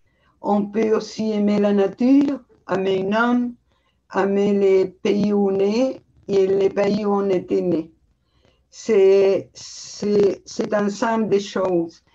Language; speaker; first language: French; non-native, fluent; Spanish